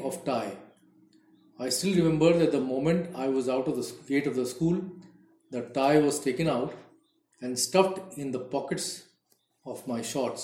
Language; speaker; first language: English; non-native, local second language; Hindi